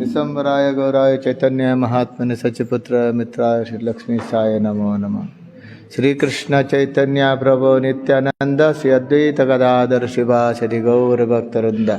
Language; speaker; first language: Hindi; non-native, local second language; Kannada